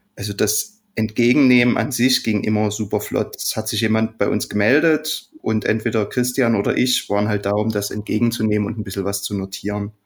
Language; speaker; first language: German; native; German